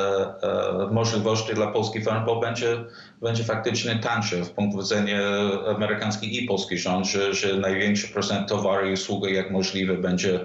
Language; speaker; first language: Polish; non-native, fluent; English